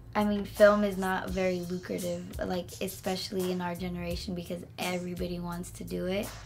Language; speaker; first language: English; early bilingual, other home language; Spanish